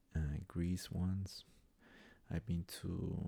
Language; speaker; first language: English; non-native, fluent; Spanish